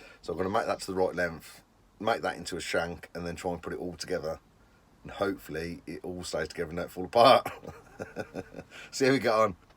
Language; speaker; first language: English; native; English